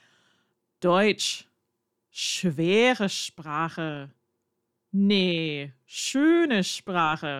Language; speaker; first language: German; non-native, fluent; English